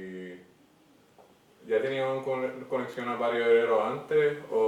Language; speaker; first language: Spanish; early bilingual, heritage; English